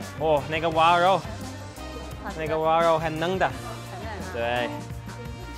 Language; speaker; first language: Chinese; non-native, learner; English